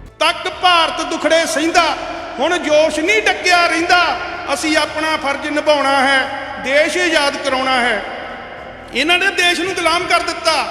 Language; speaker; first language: Punjabi; native; Punjabi